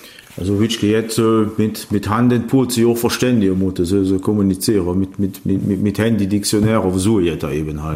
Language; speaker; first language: German; native; German